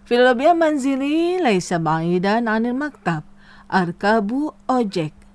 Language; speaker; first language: Arabic; non-native, fluent; Indonesian